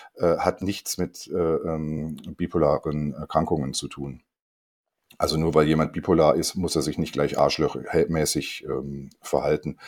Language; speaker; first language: German; non-native, fluent; Korean